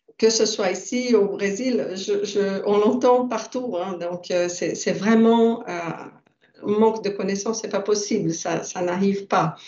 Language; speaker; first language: French; non-native, fluent; Portuguese